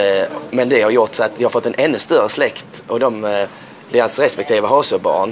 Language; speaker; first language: Swedish; native; Swedish